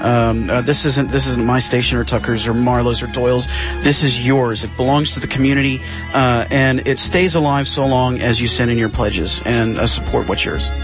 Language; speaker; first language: English; native; English